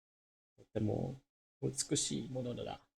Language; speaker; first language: Japanese; non-native, learner; English